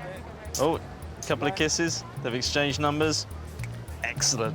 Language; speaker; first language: English; native; English